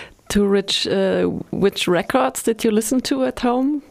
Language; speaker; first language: English; non-native, fluent; German